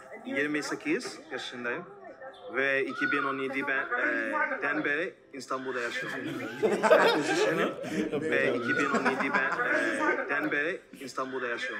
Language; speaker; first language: Turkish; non-native, learner; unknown